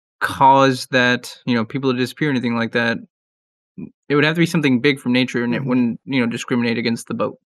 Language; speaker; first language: English; native; English